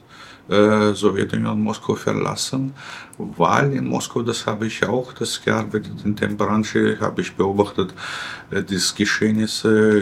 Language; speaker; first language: German; non-native, fluent; Russian